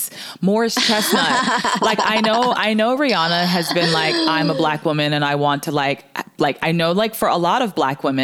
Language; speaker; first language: English; native; English